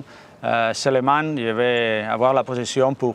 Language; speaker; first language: French; non-native, fluent; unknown